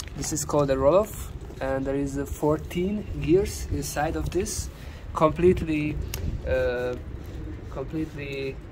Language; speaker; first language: English; non-native, fluent; Hungarian